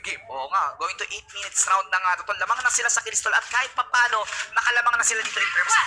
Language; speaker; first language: Filipino; native; Filipino